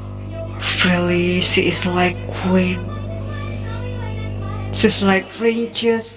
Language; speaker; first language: English; non-native, learner; Indonesian